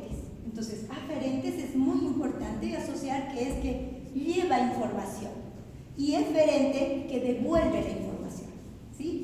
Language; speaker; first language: Spanish; native; Spanish